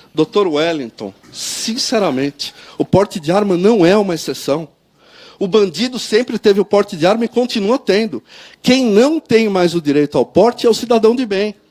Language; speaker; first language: Portuguese; native; Portuguese